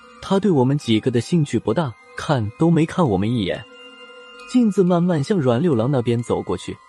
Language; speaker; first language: Chinese; native; Chinese